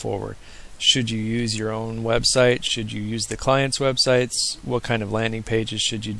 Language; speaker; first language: English; native; English